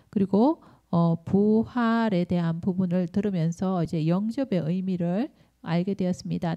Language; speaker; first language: Korean; native; Korean